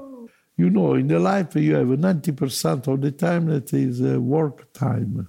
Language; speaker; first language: English; non-native, learner; Italian